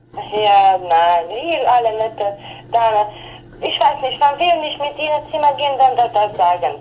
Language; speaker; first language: German; non-native, learner; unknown